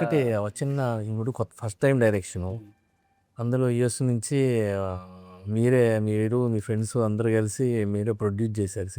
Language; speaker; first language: Telugu; native; Telugu